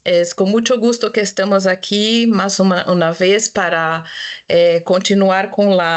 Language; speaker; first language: Spanish; non-native, local second language; Portuguese